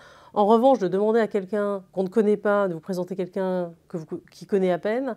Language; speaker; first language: French; native; French